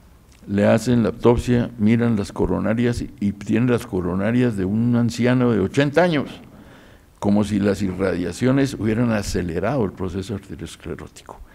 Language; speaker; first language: Spanish; native; Spanish